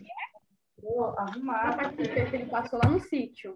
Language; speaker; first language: Portuguese; native; Portuguese